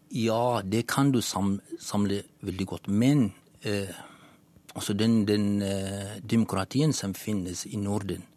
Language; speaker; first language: Norwegian; non-native, fluent; Kurdish